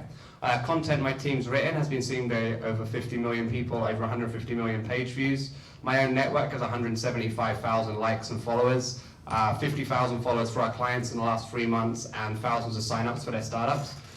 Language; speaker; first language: English; native; English